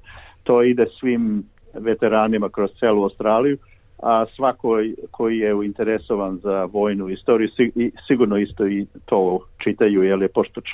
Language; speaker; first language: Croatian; early bilingual, heritage; Serbian